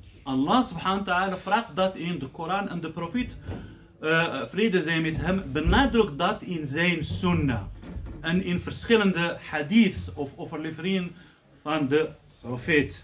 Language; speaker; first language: Dutch; non-native, fluent; Arabic